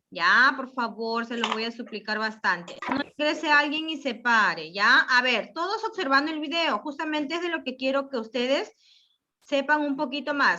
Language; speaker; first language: Spanish; native; Spanish